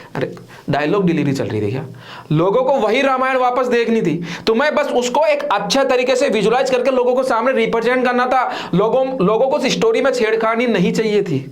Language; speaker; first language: Hindi; native; Hindi